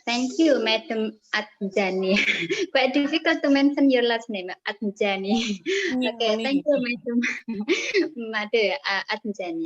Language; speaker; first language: English; non-native, fluent; Indonesian